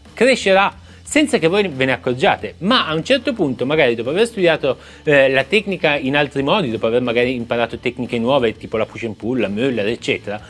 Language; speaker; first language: Italian; native; Italian